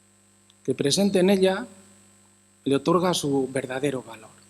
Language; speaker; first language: Spanish; native; Spanish